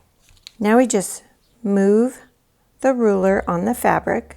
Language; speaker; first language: English; native; English